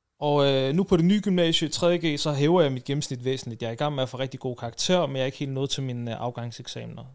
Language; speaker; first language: Danish; early bilingual, other home language; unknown